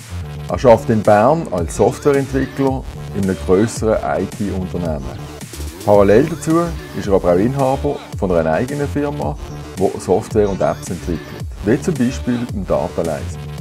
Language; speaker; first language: German; native; German